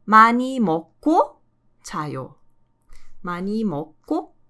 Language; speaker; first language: Korean; non-native, fluent; Portuguese